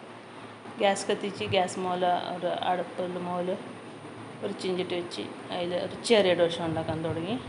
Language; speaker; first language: Malayalam; non-native, local second language; Marathi